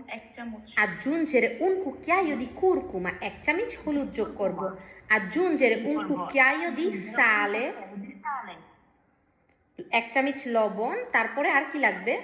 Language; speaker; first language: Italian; non-native, learner; Bangla